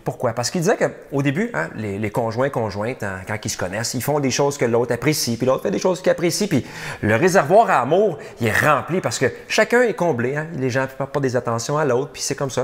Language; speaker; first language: French; native; French